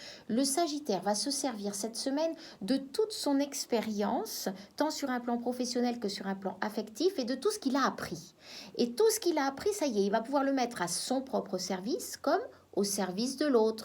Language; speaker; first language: French; native; French